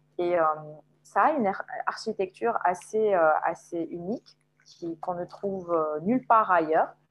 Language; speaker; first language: French; non-native, local second language; Arabic